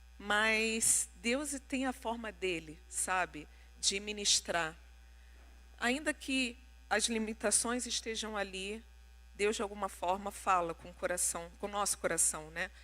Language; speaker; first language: Portuguese; non-native, local second language; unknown